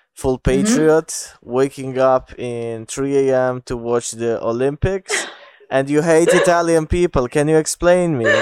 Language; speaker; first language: English; non-native, fluent; Bosnian